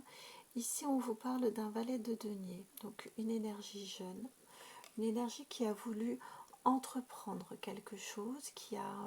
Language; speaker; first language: French; native; French